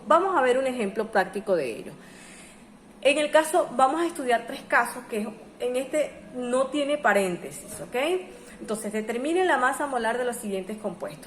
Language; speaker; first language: Spanish; native; Spanish